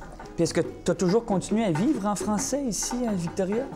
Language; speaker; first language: French; native; French